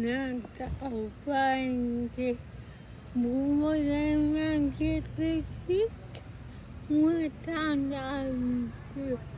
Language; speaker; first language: French; non-native, learner; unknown